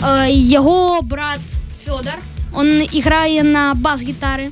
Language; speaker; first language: Belarusian; non-native, local second language; Russian